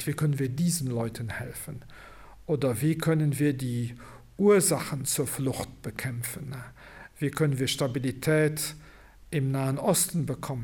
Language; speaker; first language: German; non-native, local second language; Luxembourgish